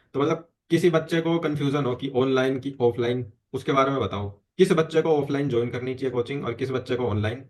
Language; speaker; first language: Hindi; native; Hindi